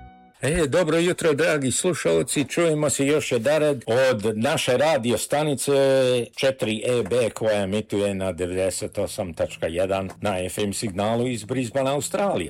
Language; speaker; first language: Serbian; early bilingual, heritage; Serbian